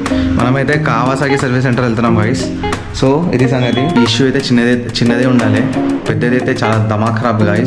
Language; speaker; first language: Telugu; native; Telugu